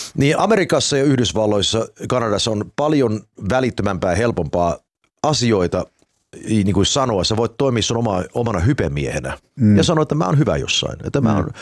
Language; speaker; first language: Finnish; early bilingual, heritage; Finnish